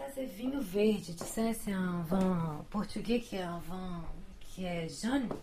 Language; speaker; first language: French; non-native, fluent; Portuguese